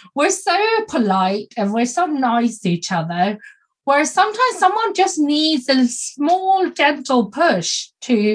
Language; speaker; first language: English; non-native, fluent; Swedish